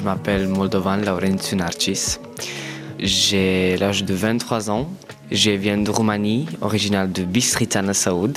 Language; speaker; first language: French; non-native, fluent; Romanian